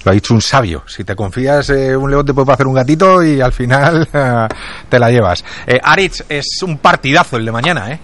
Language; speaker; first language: Spanish; native; Spanish